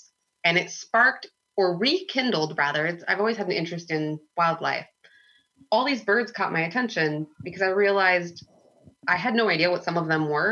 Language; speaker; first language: English; native; English